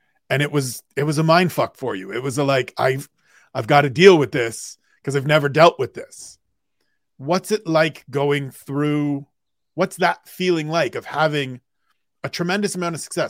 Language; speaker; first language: English; native; English